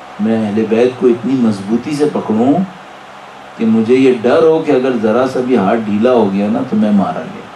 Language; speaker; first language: Urdu; native; Urdu